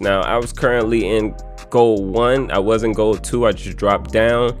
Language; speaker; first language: English; native; English